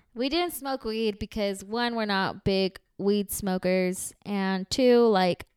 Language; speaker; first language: English; early bilingual, heritage; Spanish